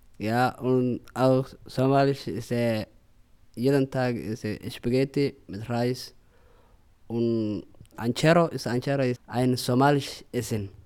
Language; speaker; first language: German; non-native, learner; Somali